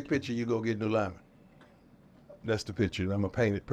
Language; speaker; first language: English; native; English